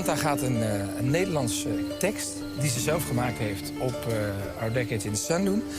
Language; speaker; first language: Dutch; native; Dutch